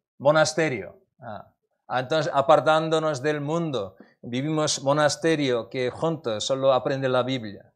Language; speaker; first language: Spanish; non-native, learner; Korean